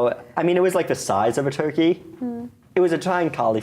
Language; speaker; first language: English; native; English